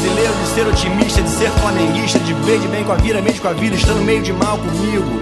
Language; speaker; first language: Portuguese; native; Portuguese